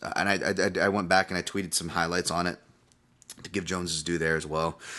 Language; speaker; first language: English; native; English